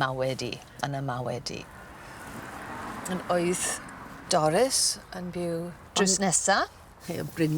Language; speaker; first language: Welsh; non-native, learner; English